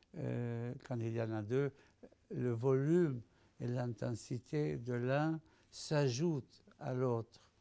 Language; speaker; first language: French; non-native, fluent; Spanish